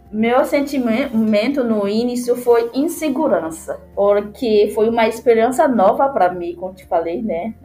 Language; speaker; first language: Portuguese; non-native, learner; Haitian Creole